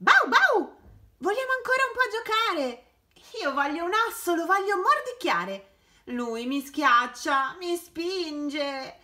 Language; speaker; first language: Italian; native; Italian